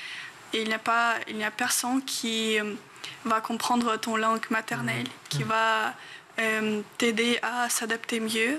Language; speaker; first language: French; non-native, fluent; Ukrainian